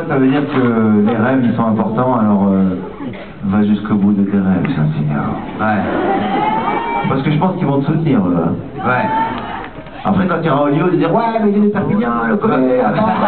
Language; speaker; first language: French; native; French